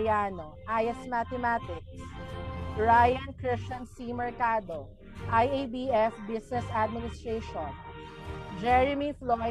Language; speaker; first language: English; non-native, local second language; Filipino